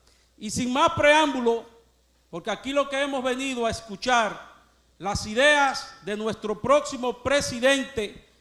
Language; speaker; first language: Spanish; native; Spanish